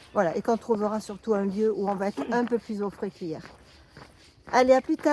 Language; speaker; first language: French; native; French